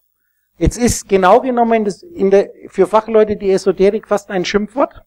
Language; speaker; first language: German; native; German